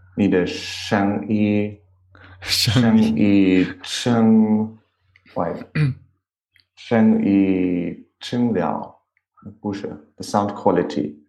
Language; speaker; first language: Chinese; non-native, learner; German